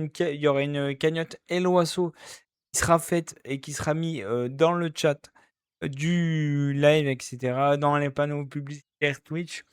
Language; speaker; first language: French; native; French